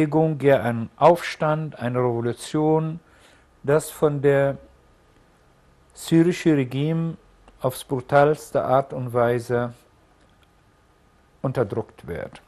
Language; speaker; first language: German; non-native, fluent; Arabic